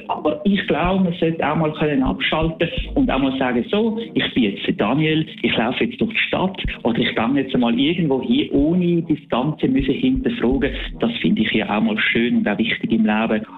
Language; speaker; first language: German; native; German